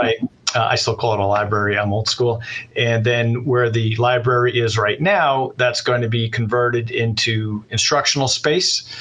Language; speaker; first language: English; native; English